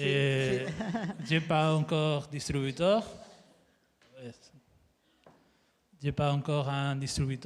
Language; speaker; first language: French; non-native, fluent; Spanish